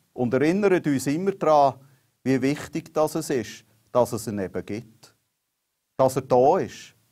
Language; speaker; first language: German; native; German